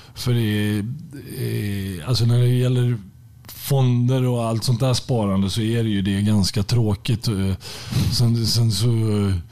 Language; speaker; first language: Swedish; native; Swedish